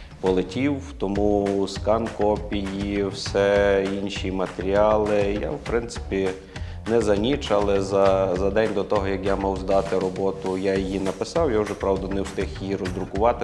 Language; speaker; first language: Ukrainian; native; Ukrainian